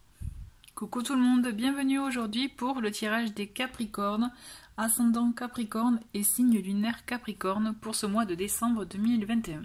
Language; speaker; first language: French; native; French